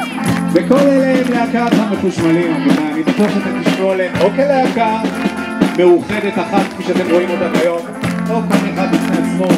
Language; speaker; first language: Hebrew; native; Hebrew